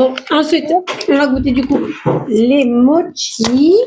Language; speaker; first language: French; native; French